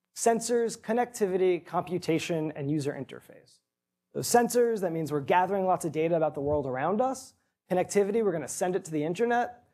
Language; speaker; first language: English; native; English